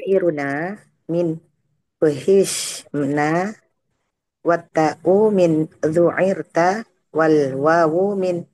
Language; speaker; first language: Arabic; non-native, learner; Indonesian